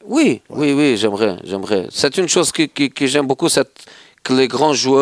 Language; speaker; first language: French; non-native, fluent; Portuguese